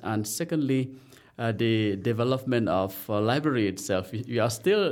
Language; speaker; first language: English; non-native, local second language; Khasi